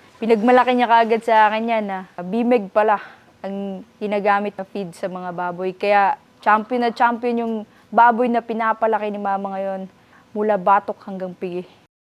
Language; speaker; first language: Filipino; native; Filipino